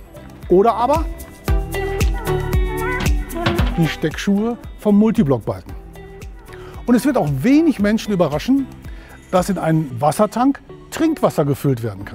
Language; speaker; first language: German; native; German